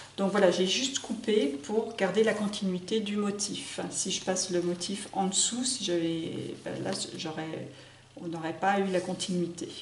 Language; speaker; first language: French; native; French